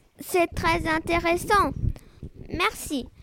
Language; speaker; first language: French; non-native, learner; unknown